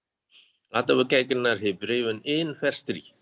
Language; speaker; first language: Dutch; non-native, fluent; Indonesian